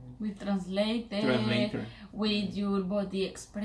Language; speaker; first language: English; non-native, learner; Spanish